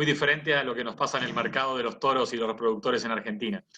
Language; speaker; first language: Spanish; native; Spanish